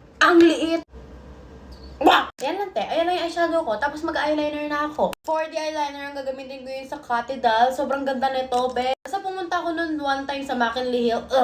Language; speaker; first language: Filipino; native; Filipino